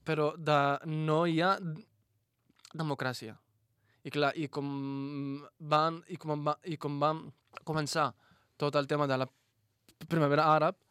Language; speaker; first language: Catalan; non-native, fluent; Arabic